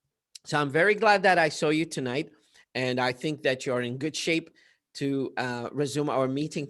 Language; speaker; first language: English; non-native, fluent; Arabic